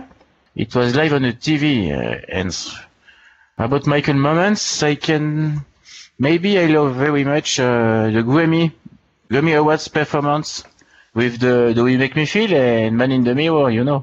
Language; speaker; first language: English; non-native, learner; French